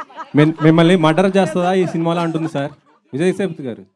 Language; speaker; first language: Telugu; native; Telugu